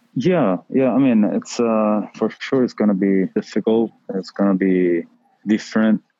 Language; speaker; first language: English; non-native, fluent; Italian